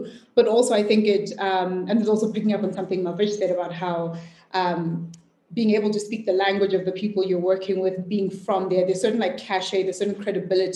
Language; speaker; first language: English; non-native, local second language; Shona